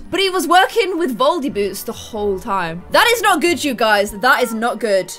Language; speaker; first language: English; native; English